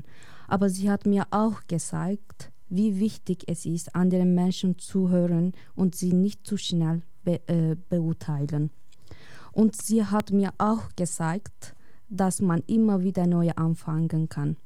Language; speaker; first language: German; non-native, fluent; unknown